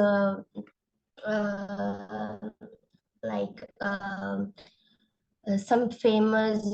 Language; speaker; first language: English; non-native, local second language; Sinhala